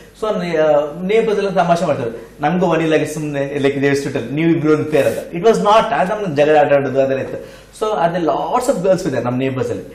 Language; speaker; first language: Kannada; non-native, local second language; Tulu